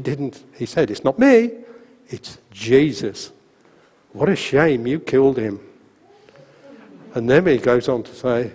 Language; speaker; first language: English; native; English